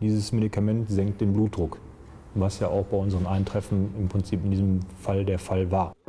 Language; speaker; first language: German; native; German